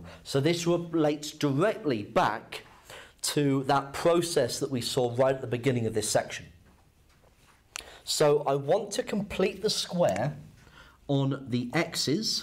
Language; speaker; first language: English; native; English